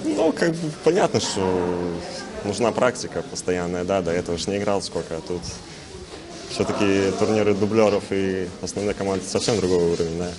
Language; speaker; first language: Russian; native; Russian